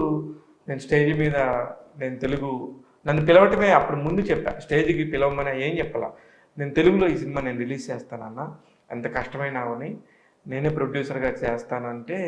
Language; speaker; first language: Telugu; native; Telugu